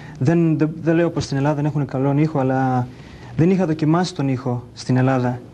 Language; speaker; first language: Greek; early bilingual, heritage; Greek